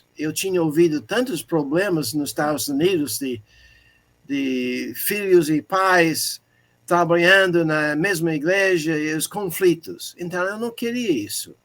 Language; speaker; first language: Portuguese; non-native, fluent; English